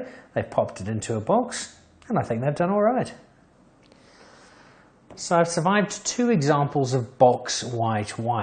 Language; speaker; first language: English; native; English